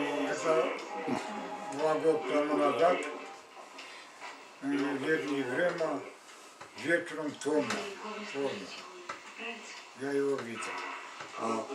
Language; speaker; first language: Russian; non-native, local second language; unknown